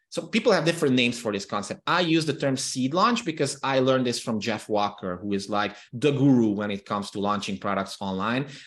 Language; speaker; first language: English; non-native, fluent; Hungarian